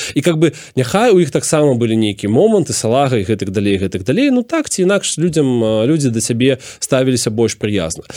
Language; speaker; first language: Belarusian; non-native, local second language; Russian